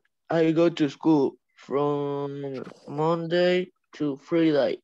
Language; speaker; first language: English; non-native, learner; Spanish